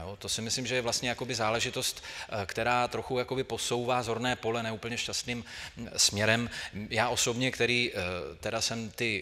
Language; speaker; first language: Czech; native; Czech